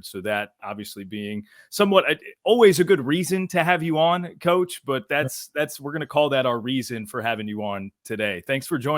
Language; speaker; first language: English; native; English